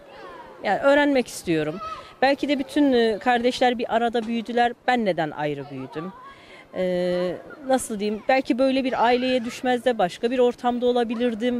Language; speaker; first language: Turkish; native; Turkish